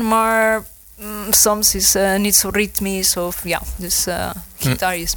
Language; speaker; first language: Dutch; non-native, learner; Spanish